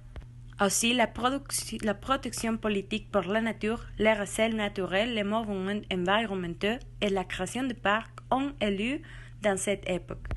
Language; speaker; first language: French; non-native, learner; Spanish